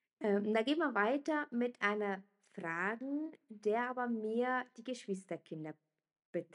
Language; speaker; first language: German; non-native, fluent; Italian